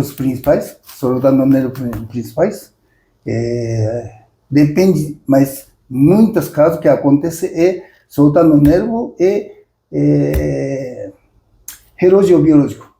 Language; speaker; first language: Portuguese; non-native, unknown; Japanese